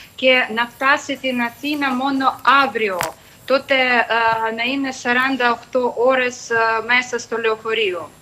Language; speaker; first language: Greek; non-native, fluent; Ukrainian